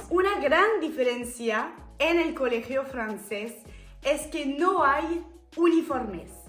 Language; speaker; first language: Spanish; non-native, fluent; French